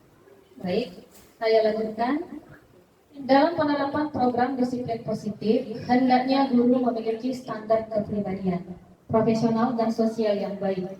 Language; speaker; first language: Indonesian; native; Indonesian